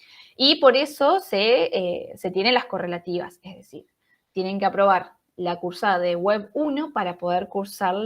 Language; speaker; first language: Spanish; native; Spanish